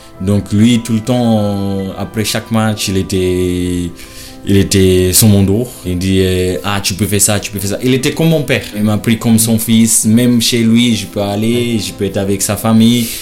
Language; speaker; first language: French; non-native, learner; Shona